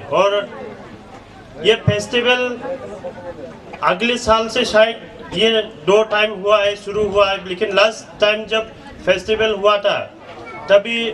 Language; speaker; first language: Hindi; non-native, local second language; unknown